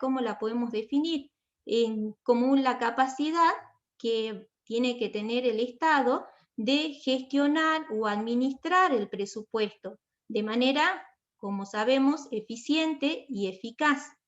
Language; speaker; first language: Spanish; native; Spanish